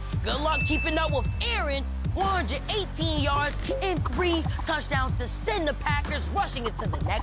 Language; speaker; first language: English; native; English